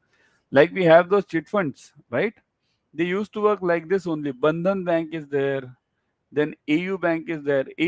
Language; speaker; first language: English; non-native, local second language; Hindi